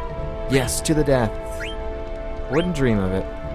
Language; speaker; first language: English; native; English